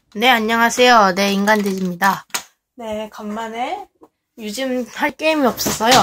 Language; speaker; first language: Korean; native; Korean